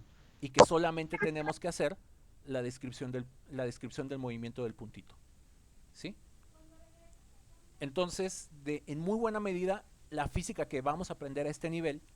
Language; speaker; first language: Spanish; native; Spanish